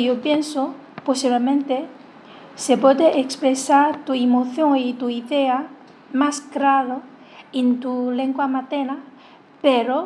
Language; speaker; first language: Spanish; non-native, learner; Chinese